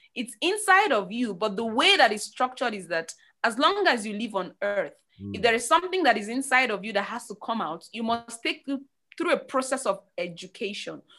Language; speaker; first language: English; non-native, local second language; Igbo